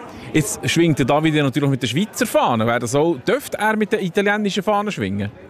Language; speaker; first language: German; native; German